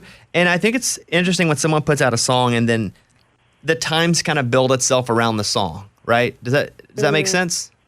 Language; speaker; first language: English; native; English